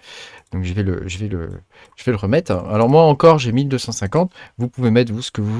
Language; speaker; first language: French; native; French